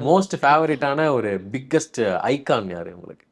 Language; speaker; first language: Tamil; native; Tamil